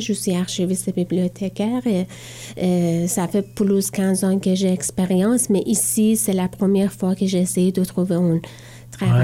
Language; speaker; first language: French; non-native, learner; Persian